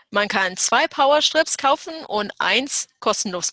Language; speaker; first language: German; non-native, fluent; English